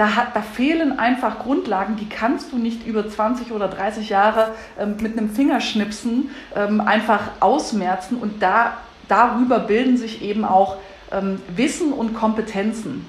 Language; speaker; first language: German; native; German